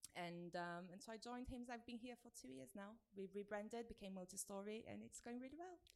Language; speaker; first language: English; non-native, fluent; Portuguese